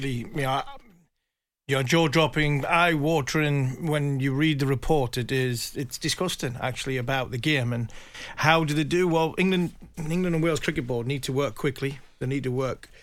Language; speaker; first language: English; native; English